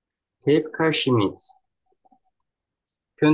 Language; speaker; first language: German; non-native, learner; Turkish